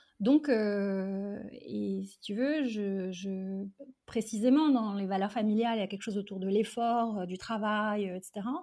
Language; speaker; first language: French; early bilingual, other home language; Arabic